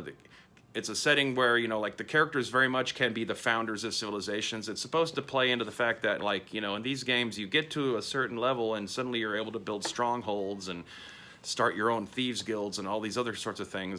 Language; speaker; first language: English; native; English